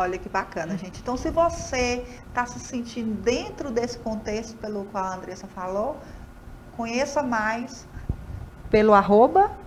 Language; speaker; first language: Portuguese; native; Portuguese